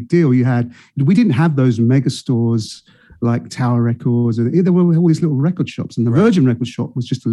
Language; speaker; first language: English; native; English